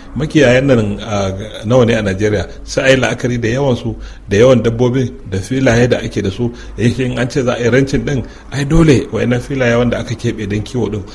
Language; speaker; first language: Hausa; non-native, local second language; Fula